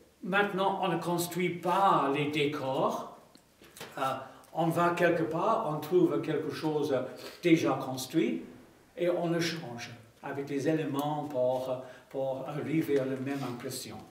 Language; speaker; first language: French; non-native, fluent; English